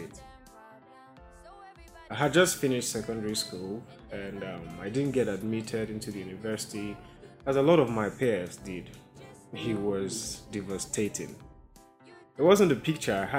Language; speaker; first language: English; non-native, local second language; Igbo